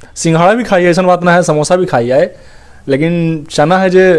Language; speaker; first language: Hindi; native; Hindi